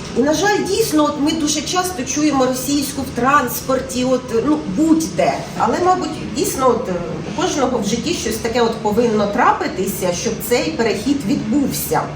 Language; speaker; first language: Ukrainian; non-native, local second language; Russian